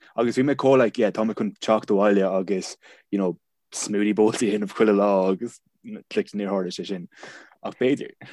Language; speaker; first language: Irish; non-native, local second language; English